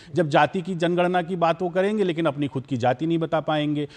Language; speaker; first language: Hindi; native; Hindi